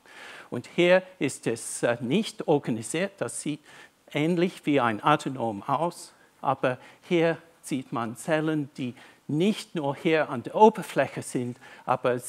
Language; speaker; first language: German; non-native, fluent; English